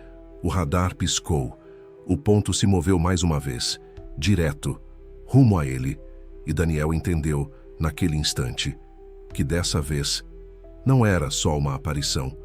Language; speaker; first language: Portuguese; native; Portuguese